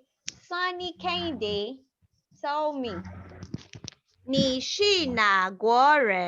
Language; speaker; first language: Chinese; non-native, fluent; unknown